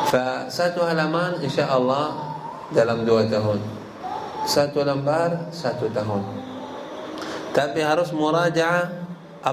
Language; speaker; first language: Indonesian; non-native, learner; Arabic